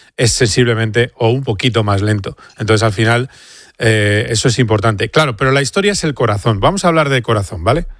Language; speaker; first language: Spanish; native; Spanish